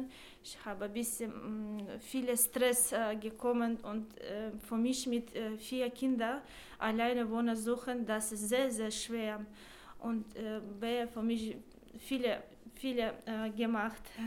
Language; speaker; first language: German; non-native, learner; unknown